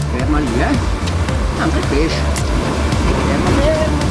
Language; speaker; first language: Italian; native; Italian